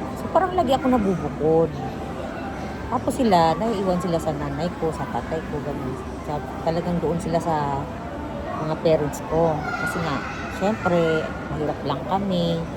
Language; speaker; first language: Filipino; non-native, local second language; Cebuano